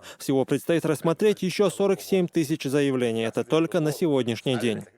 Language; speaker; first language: Russian; native; Russian